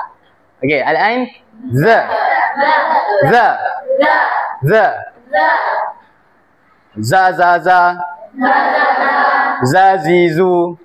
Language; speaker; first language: Arabic; non-native, learner; Malay